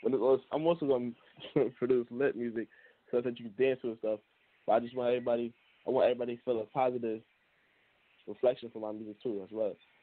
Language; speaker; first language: English; native; English